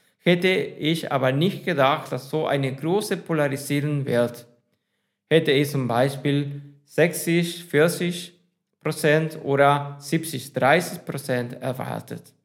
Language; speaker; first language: German; non-native, fluent; Spanish